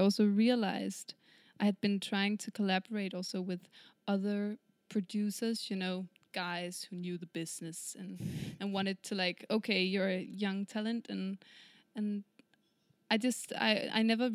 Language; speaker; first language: English; non-native, fluent; Danish